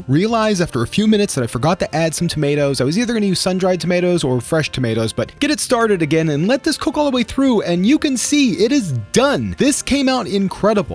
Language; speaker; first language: English; native; English